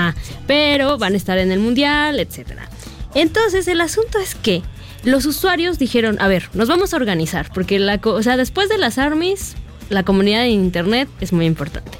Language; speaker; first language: Spanish; native; Spanish